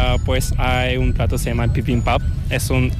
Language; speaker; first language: Spanish; non-native, fluent; Korean